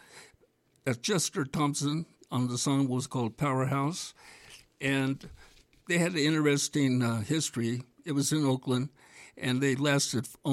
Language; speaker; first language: English; native; English